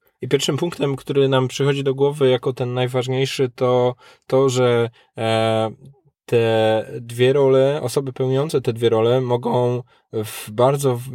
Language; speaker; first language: Polish; native; Polish